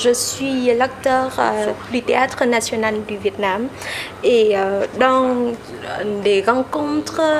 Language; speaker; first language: French; non-native, fluent; Vietnamese